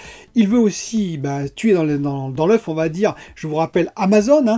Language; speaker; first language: French; native; French